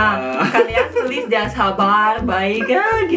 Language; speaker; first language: Indonesian; non-native, fluent; Russian